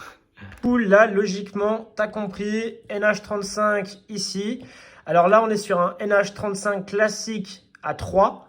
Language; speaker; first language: French; native; French